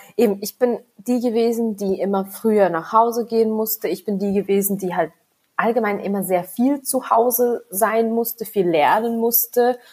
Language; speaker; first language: German; early bilingual, other home language; Vietnamese